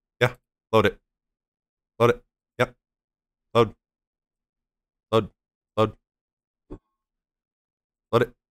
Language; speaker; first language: English; native; English